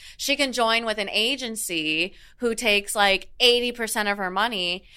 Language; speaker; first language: English; native; English